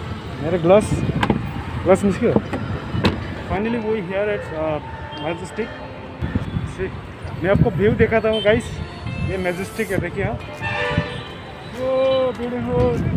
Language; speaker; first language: Hindi; non-native, fluent; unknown